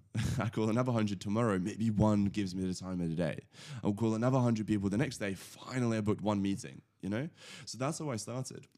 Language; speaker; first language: English; early bilingual, other home language; Latvian